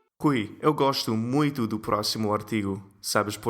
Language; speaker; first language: Portuguese; non-native, fluent; English